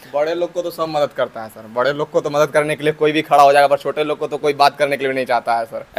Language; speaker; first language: Hindi; native; Hindi